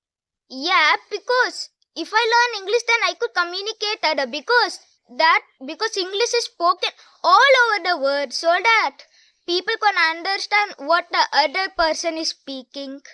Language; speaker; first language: English; non-native, local second language; Hindi